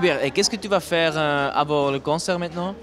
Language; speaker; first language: French; non-native, learner; German